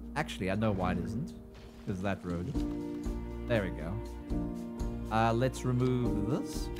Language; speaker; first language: English; native; English